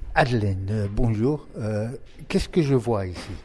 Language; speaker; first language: French; non-native, learner; English